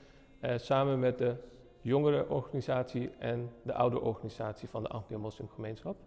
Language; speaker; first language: Dutch; non-native, fluent; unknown